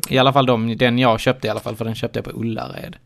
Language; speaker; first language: Swedish; native; Swedish